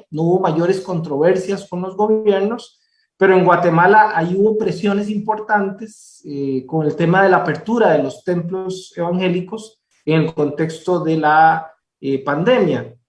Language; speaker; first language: Spanish; native; Spanish